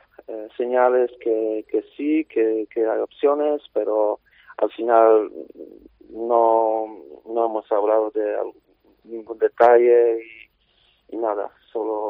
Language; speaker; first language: Spanish; non-native, fluent; Polish